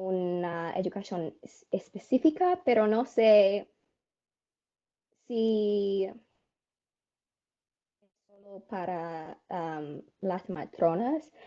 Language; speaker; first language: Spanish; non-native, learner; English